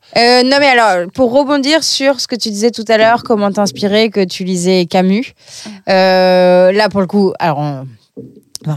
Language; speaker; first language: French; native; French